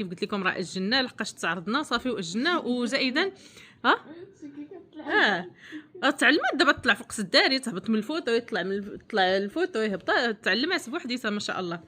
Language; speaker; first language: Arabic; native; Arabic